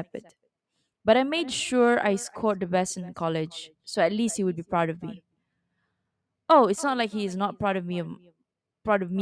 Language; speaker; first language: English; non-native, local second language; Malay